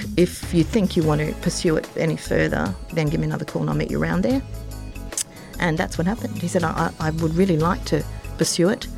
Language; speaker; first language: English; native; English